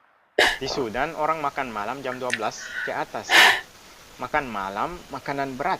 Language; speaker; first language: Indonesian; non-native, fluent; Arabic